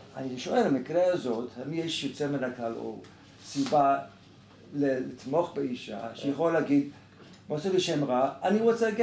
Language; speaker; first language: Hebrew; non-native, fluent; French